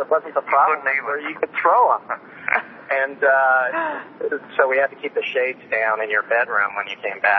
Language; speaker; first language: English; native; English